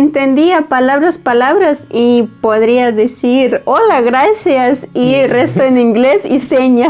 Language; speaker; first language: Spanish; non-native, fluent; Ukrainian